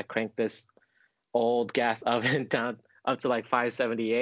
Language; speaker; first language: English; native; English